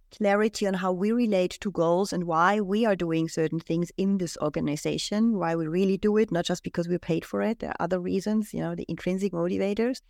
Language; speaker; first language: English; non-native, fluent; German